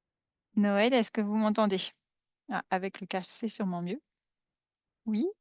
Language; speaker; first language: French; native; French